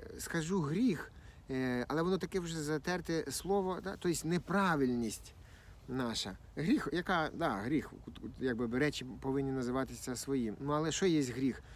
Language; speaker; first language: Ukrainian; non-native, local second language; Russian